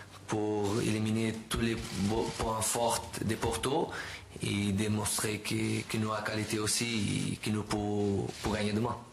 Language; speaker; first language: French; non-native, learner; Portuguese